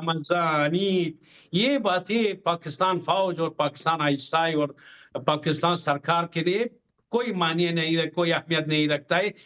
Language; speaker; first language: Hindi; non-native, fluent; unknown